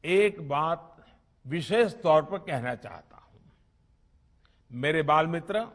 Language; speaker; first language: Hindi; non-native, local second language; Gujarati